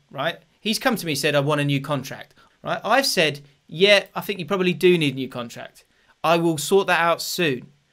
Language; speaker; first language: English; native; English